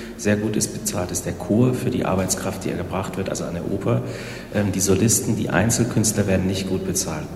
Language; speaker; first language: German; native; German